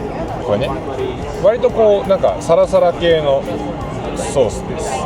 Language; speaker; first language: Japanese; native; Japanese